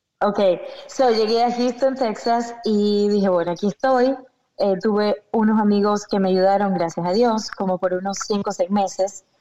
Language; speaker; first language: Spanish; native; Spanish